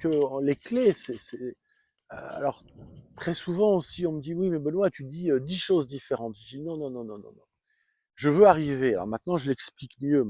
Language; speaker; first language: French; native; French